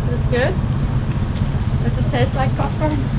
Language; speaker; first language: English; non-native, fluent; Finnish